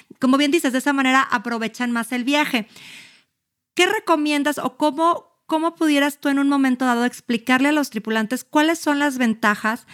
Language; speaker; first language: Spanish; native; Spanish